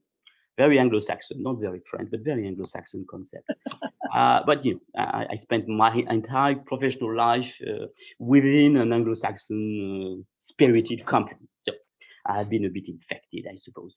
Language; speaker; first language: English; non-native, fluent; French